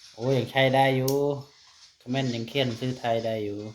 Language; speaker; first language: Thai; non-native, fluent; Khmer